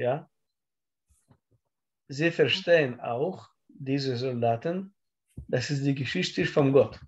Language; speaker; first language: German; non-native, learner; Russian